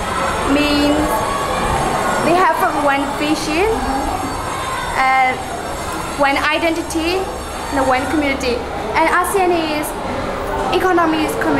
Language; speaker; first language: English; non-native, learner; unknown